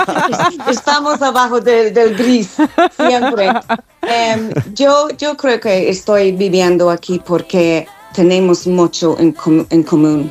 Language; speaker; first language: Spanish; non-native, fluent; English